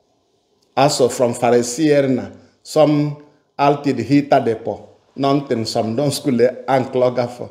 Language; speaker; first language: Swedish; non-native, fluent; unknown